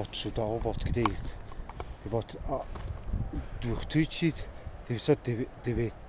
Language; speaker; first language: Russian; non-native, local second language; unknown